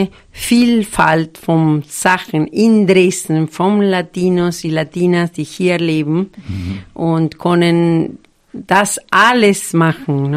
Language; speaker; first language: German; non-native, fluent; Spanish